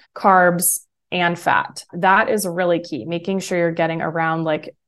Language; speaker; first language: English; native; English